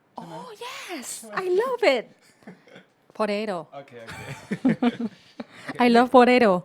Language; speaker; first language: English; non-native, learner; Thai